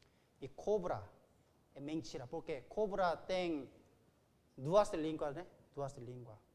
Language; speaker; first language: Portuguese; non-native, learner; Korean